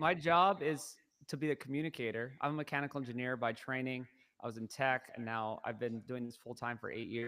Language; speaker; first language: English; native; English